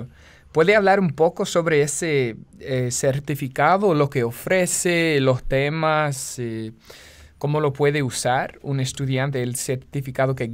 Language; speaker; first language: Spanish; non-native, fluent; English